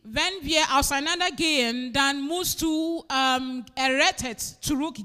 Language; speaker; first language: German; non-native, fluent; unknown